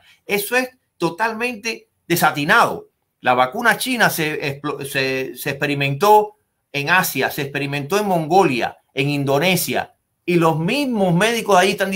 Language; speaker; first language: Spanish; native; Spanish